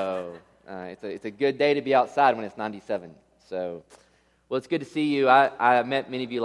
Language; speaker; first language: English; native; English